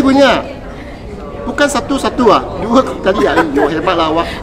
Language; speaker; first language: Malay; non-native, local second language; Cantonese